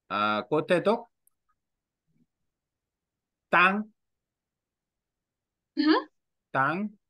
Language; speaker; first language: Vietnamese; non-native, learner; Korean